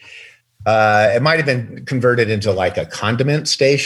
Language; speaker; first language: English; native; English